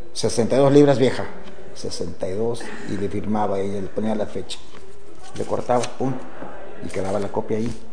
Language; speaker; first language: Spanish; native; Spanish